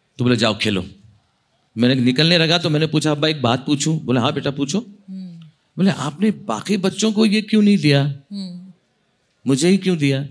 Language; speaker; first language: Hindi; non-native, local second language; Marathi